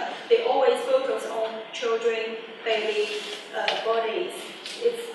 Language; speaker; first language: English; non-native, learner; Chinese